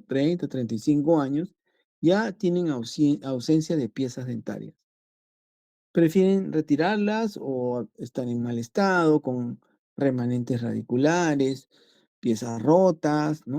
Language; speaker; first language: Spanish; native; Spanish